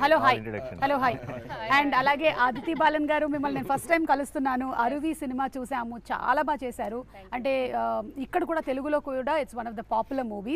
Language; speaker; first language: Telugu; native; Telugu